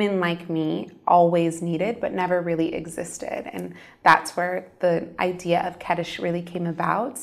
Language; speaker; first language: English; native; English